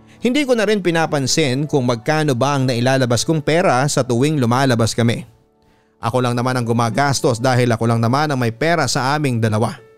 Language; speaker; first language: Filipino; native; Filipino